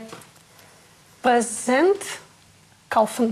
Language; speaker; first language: German; non-native, learner; Russian